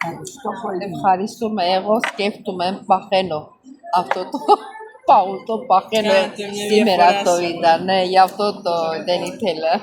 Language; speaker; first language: Greek; non-native, learner; Armenian